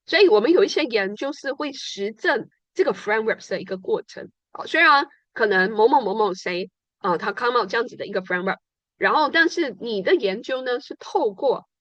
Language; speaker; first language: Chinese; native; Chinese